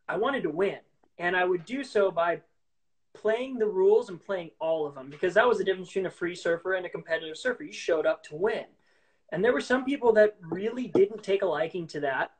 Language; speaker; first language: English; native; English